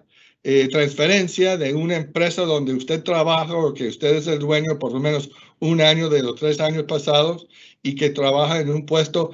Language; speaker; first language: Spanish; non-native, fluent; English